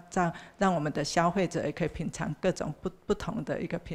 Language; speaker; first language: Chinese; native; Chinese